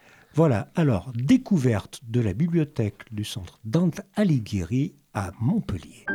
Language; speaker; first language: French; native; French